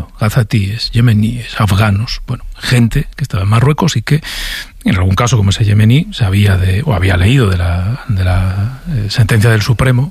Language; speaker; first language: Spanish; native; Spanish